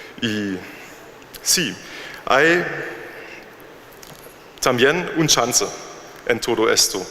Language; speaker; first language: Spanish; non-native, fluent; German